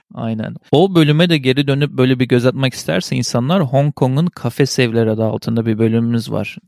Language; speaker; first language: Turkish; native; Turkish